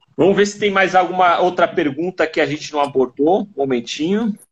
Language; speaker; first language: Portuguese; native; Portuguese